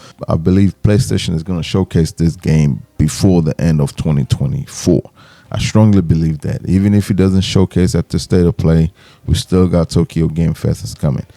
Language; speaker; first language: English; native; English